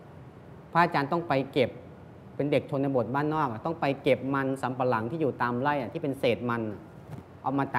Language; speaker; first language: Thai; native; Thai